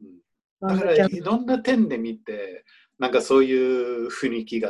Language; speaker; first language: Japanese; non-native, fluent; English